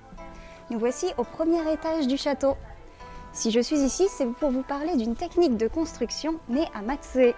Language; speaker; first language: French; native; French